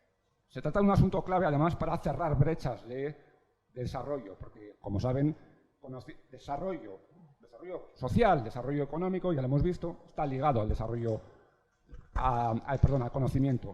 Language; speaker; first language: Spanish; native; Spanish